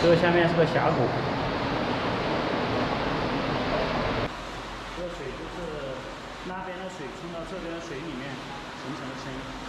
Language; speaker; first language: Chinese; native; Chinese